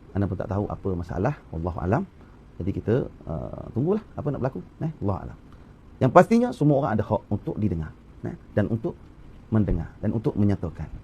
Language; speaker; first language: Malay; native; Malay